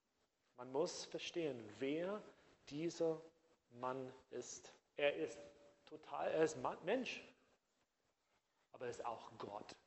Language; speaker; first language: German; non-native, fluent; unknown